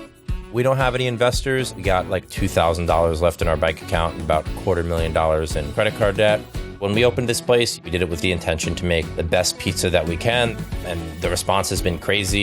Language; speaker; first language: English; native; English